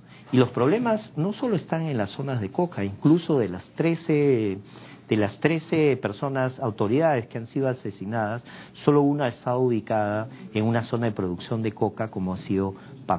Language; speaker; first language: Spanish; native; Spanish